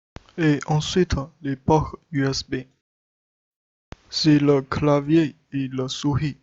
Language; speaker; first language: French; non-native, learner; Chinese